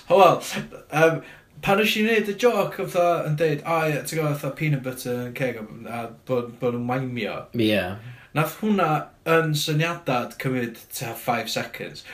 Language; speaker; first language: Welsh; native; Welsh